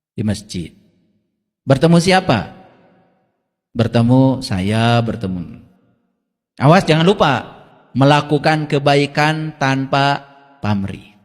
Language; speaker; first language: Indonesian; non-native, local second language; Sundanese